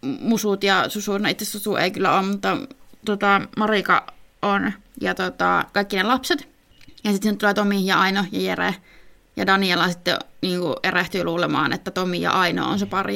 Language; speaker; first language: Finnish; native; Finnish